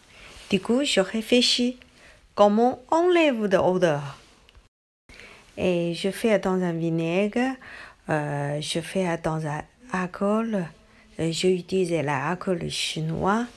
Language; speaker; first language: French; non-native, learner; Chinese